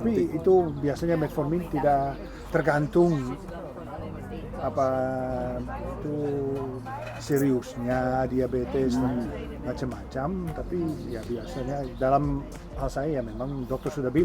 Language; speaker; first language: Indonesian; non-native, fluent; Dutch